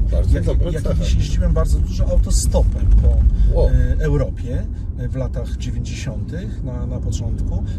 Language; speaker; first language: Polish; native; Polish